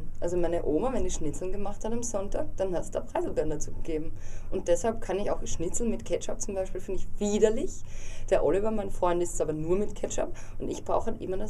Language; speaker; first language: German; native; German